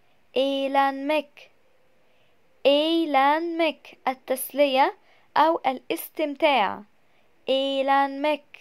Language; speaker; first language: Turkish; non-native, fluent; Arabic